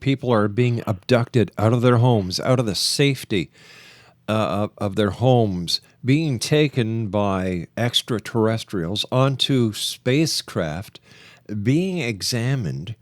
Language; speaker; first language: English; native; English